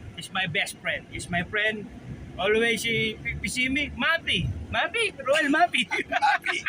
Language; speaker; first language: English; non-native, local second language; Filipino